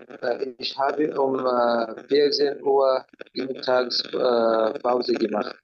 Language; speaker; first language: German; non-native, learner; Urdu